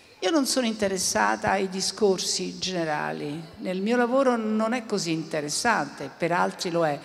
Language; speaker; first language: Italian; native; Italian